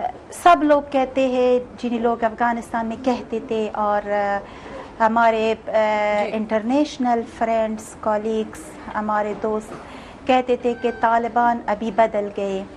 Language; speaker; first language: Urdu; non-native, fluent; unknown